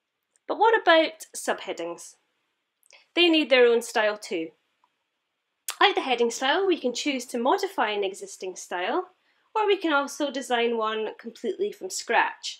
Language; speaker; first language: English; native; English